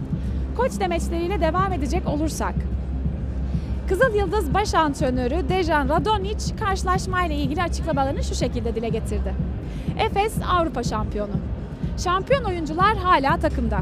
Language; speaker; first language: Turkish; native; Turkish